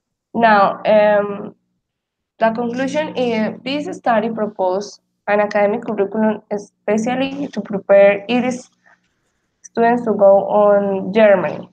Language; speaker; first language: English; non-native, learner; Spanish